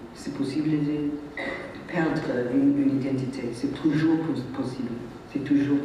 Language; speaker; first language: French; non-native, learner; English